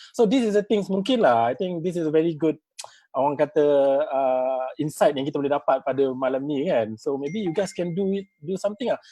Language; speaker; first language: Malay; native; Malay